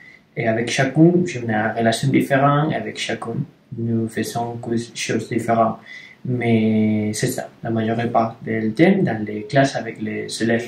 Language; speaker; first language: French; non-native, learner; Spanish